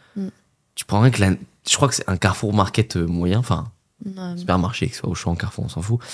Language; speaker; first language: French; native; French